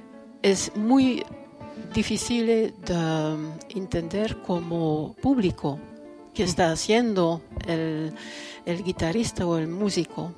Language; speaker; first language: Spanish; non-native, fluent; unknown